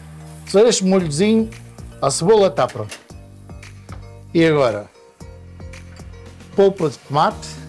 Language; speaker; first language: Portuguese; early bilingual, heritage; Portuguese